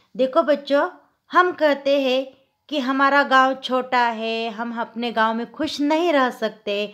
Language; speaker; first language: Hindi; non-native, local second language; Marathi